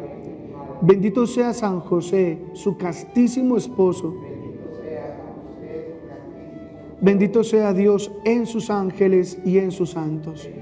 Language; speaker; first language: Spanish; native; Spanish